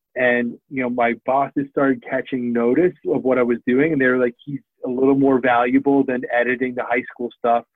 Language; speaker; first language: English; native; English